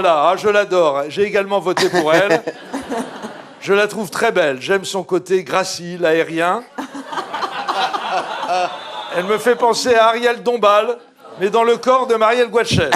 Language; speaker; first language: French; native; French